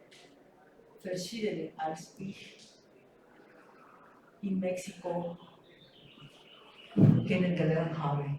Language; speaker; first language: German; non-native, learner; Spanish